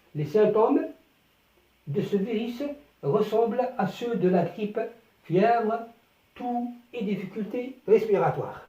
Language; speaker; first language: French; non-native, local second language; Arabic